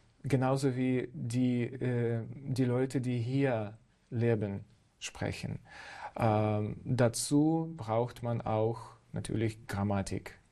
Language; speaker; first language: German; non-native, fluent; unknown